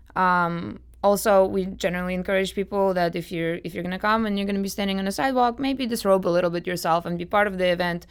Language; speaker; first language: English; non-native, fluent; Russian